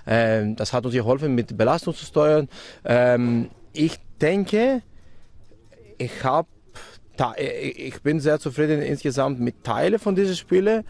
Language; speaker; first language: German; non-native, fluent; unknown